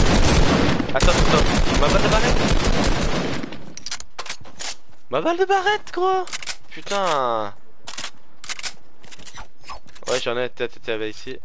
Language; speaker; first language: French; native; French